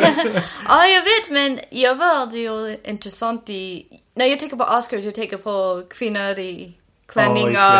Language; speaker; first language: Swedish; non-native, learner; English